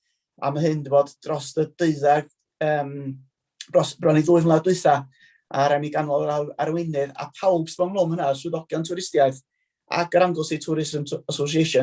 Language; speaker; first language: Welsh; native; Welsh